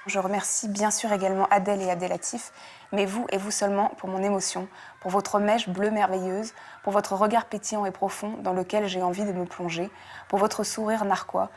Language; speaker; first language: French; native; French